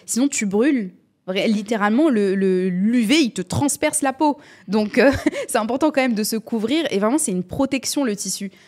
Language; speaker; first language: French; native; French